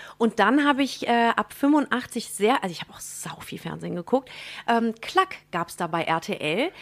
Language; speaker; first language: German; native; German